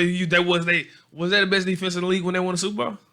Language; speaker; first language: English; native; English